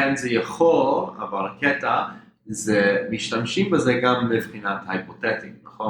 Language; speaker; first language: Hebrew; non-native, fluent; English